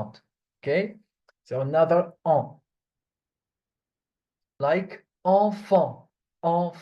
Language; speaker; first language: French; non-native, fluent; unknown